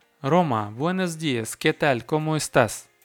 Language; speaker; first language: Spanish; non-native, learner; Russian